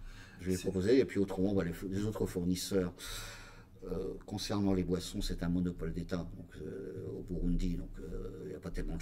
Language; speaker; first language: French; native; French